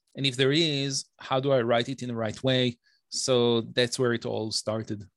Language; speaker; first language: English; non-native, fluent; Hebrew